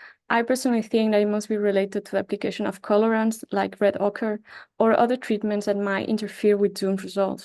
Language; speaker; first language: English; non-native, fluent; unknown